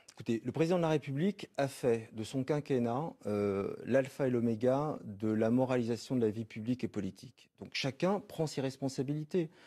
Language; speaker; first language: French; native; French